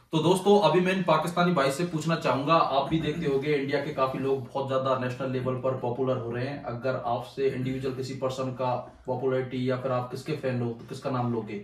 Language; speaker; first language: Hindi; native; Hindi